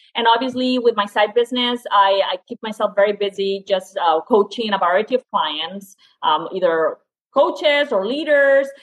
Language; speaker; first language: English; non-native, fluent; Spanish